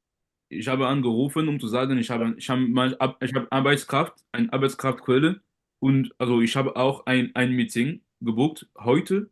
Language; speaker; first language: German; non-native, learner; French